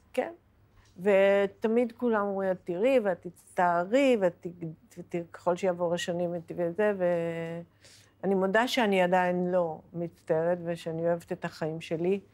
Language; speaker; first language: Hebrew; native; Hebrew